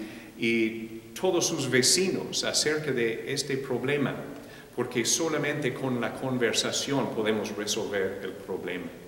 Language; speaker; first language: Spanish; non-native, fluent; English